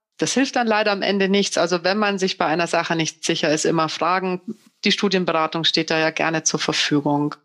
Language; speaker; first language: German; native; German